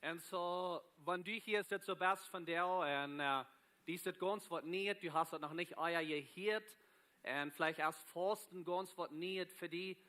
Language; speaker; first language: German; non-native, learner; Plautdietsch